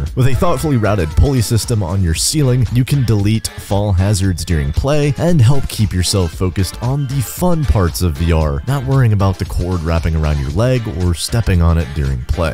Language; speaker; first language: English; native; English